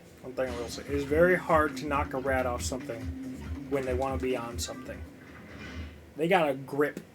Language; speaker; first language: English; native; English